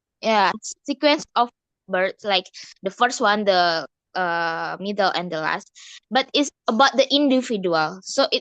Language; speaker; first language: English; non-native, learner; Indonesian